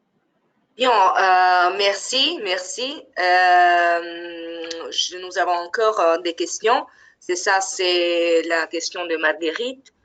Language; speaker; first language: French; non-native, fluent; Italian